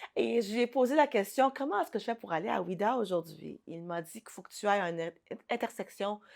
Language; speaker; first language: French; early bilingual, other home language; Haitian Creole